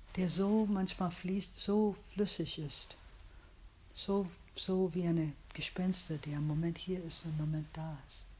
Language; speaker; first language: German; non-native, fluent; English